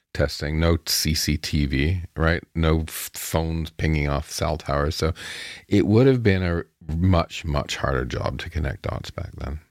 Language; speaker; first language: English; native; English